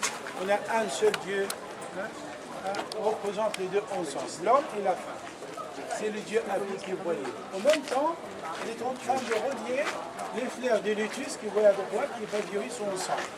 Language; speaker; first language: French; non-native, fluent; Arabic